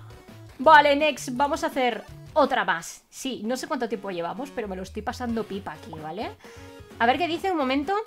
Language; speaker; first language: Spanish; native; Spanish